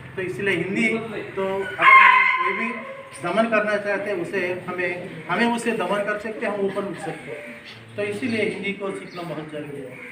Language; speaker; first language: Hindi; non-native, local second language; Telugu